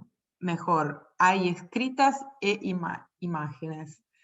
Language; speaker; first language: Spanish; non-native, fluent; Italian